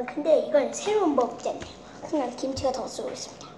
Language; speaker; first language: Korean; early bilingual, heritage; Korean